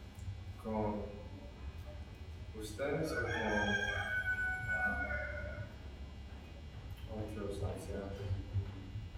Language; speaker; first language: Spanish; non-native, fluent; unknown